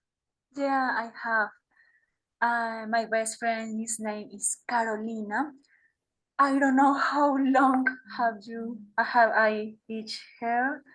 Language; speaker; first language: English; non-native, learner; Spanish